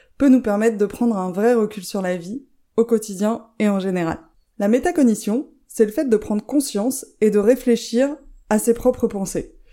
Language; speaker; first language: French; native; French